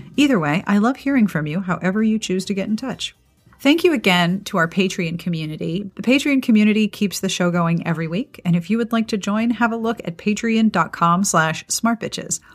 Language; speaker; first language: English; native; English